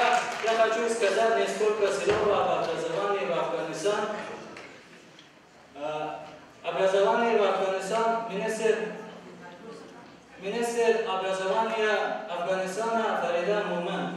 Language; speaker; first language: Russian; non-native, learner; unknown